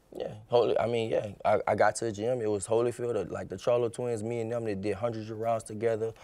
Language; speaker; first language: English; native; English